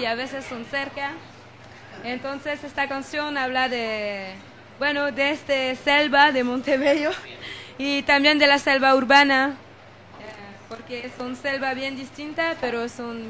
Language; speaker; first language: Spanish; non-native, learner; French